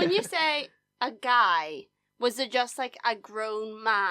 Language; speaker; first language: English; native; English